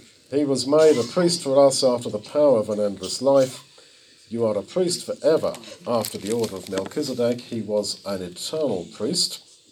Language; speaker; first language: English; native; English